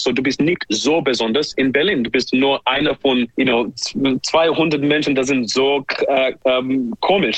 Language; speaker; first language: German; non-native, learner; English